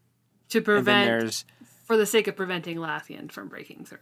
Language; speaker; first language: English; native; English